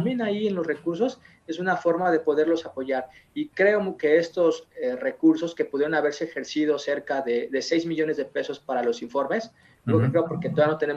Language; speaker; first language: Spanish; native; Spanish